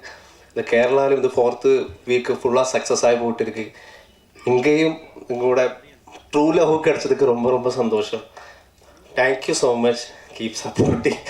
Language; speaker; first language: Tamil; non-native, learner; Malayalam